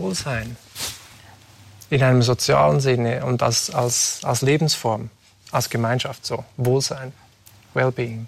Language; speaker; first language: German; native; German